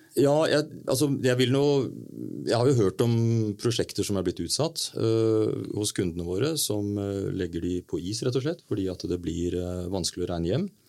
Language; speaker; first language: Norwegian; native; Norwegian